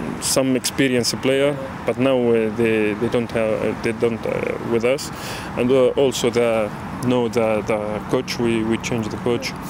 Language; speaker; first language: English; non-native, learner; Arabic